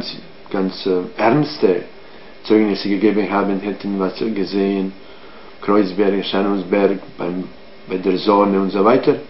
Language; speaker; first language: German; non-native, fluent; Croatian